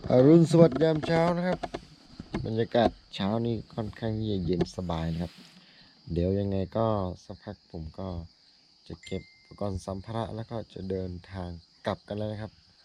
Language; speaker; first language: Thai; non-native, local second language; Karen languages